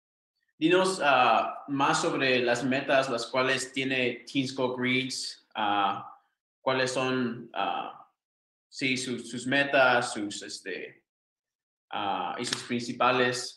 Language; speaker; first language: Spanish; early bilingual, other home language; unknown